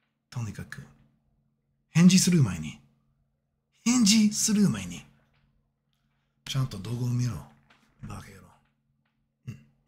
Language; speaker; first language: Japanese; non-native, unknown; English